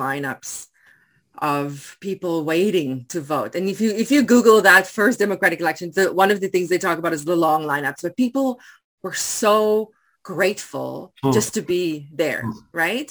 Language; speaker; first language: English; non-native, local second language; Afrikaans